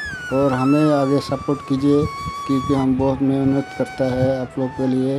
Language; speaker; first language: Hindi; non-native, local second language; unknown